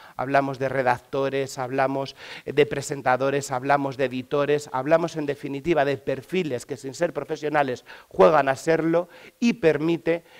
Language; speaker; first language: Spanish; native; Spanish